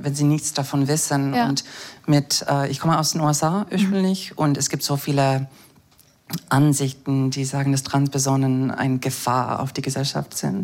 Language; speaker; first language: German; non-native, fluent; English